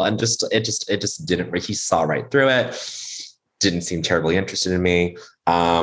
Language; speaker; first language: English; native; English